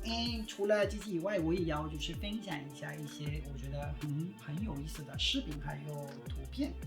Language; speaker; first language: Chinese; non-native, fluent; Spanish